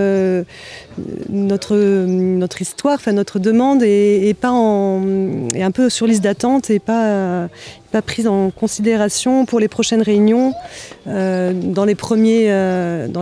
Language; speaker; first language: French; native; French